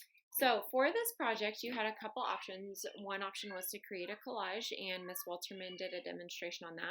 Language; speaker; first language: English; native; English